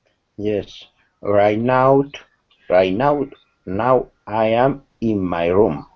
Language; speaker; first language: English; non-native, learner; Spanish